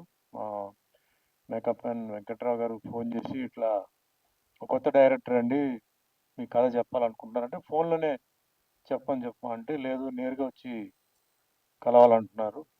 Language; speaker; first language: Telugu; native; Telugu